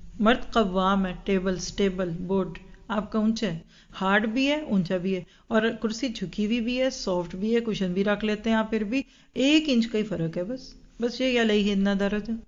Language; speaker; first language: Urdu; native; Urdu